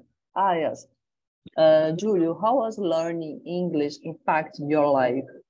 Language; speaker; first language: English; non-native, learner; Portuguese